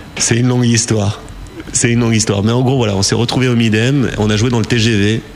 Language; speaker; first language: French; early bilingual, heritage; French